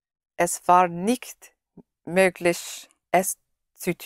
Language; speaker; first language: German; non-native, learner; English